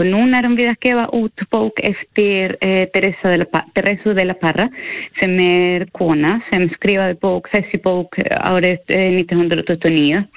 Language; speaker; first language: Icelandic; non-native, learner; Spanish